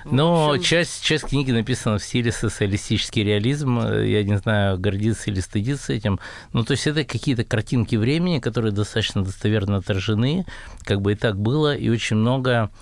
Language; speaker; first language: Russian; native; Russian